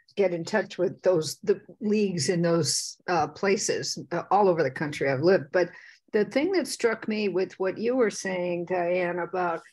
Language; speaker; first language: English; native; English